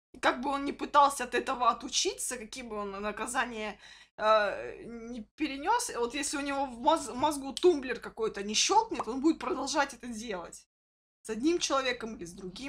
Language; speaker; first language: Russian; native; Russian